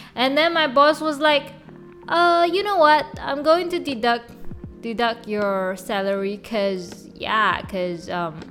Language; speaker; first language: English; non-native, local second language; Chinese